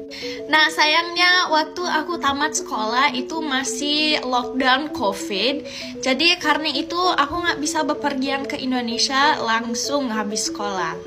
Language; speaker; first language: Indonesian; non-native, fluent; English